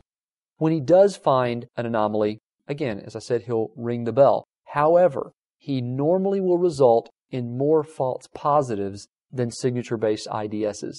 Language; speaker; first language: English; native; English